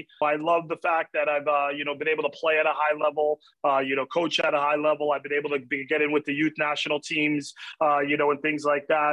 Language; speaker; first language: English; native; English